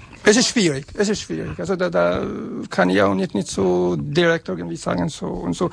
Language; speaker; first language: German; non-native, fluent; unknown